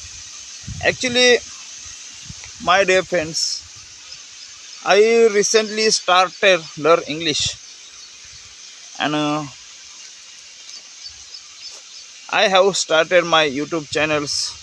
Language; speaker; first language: English; non-native, learner; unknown